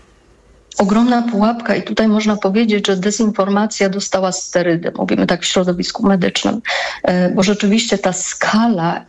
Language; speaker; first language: Polish; native; Polish